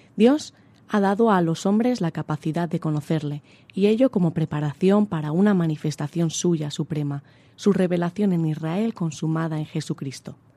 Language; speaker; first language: Spanish; native; Spanish